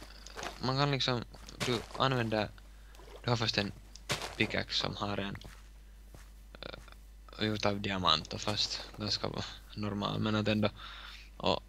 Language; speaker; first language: Swedish; non-native, local second language; Finnish